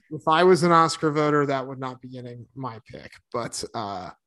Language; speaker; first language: English; native; English